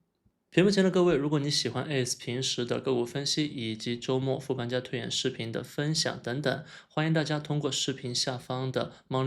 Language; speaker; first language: Chinese; native; Chinese